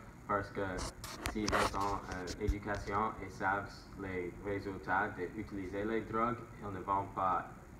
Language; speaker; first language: French; non-native, local second language; English